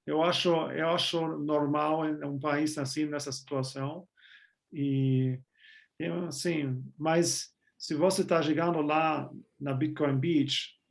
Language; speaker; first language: Portuguese; non-native, fluent; German